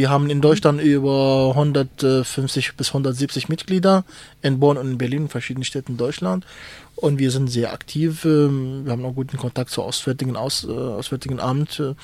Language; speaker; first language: German; non-native, fluent; Kurdish